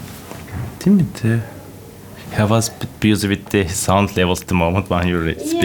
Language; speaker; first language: English; non-native, fluent; Turkish